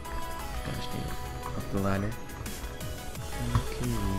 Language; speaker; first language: English; native; English